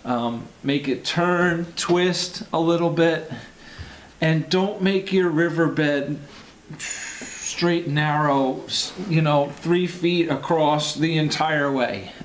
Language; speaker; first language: English; native; English